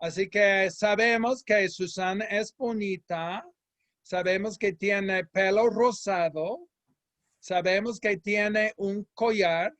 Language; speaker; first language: Spanish; non-native, fluent; English